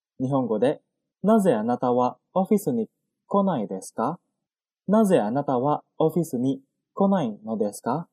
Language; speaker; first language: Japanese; non-native, fluent; Indonesian